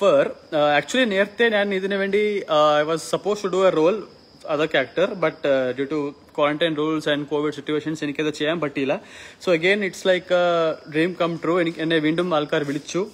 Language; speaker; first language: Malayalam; early bilingual, heritage; Malayalam